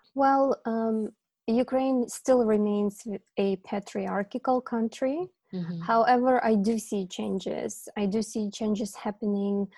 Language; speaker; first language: English; non-native, fluent; Ukrainian